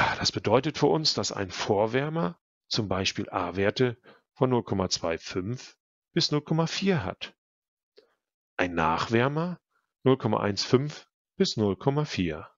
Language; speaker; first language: German; native; German